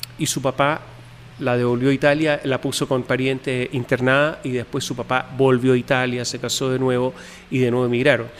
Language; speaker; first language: Spanish; native; Spanish